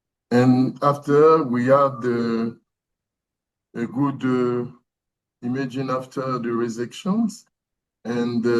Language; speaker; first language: English; non-native, learner; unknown